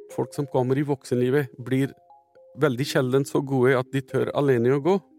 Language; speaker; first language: Norwegian; non-native, fluent; Punjabi